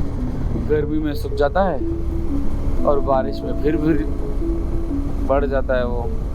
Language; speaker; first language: Hindi; native; Hindi